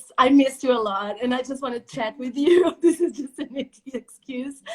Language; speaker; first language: English; non-native, fluent; Portuguese